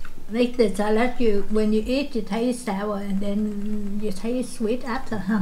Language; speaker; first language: English; non-native, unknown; Vietnamese